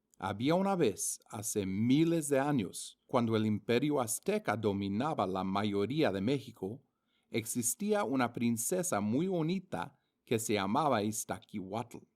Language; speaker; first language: Spanish; non-native, fluent; English